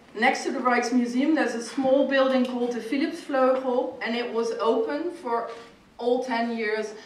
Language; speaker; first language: English; non-native, fluent; Dutch